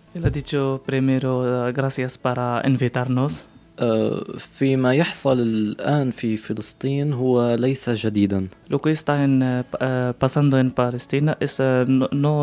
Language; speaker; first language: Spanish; non-native, learner; Arabic